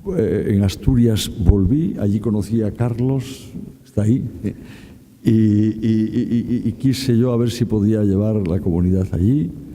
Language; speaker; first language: Spanish; native; Spanish